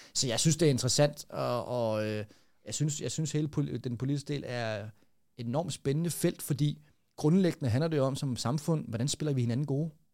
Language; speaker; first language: Danish; native; Danish